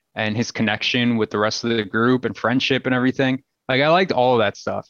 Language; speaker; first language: English; native; English